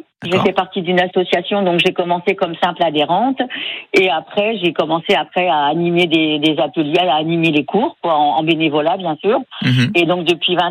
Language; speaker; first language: French; native; French